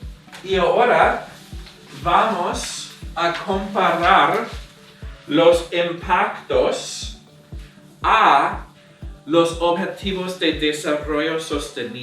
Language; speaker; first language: Spanish; non-native, fluent; English